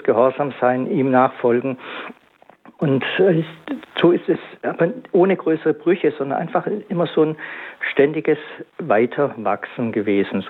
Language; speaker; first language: German; native; German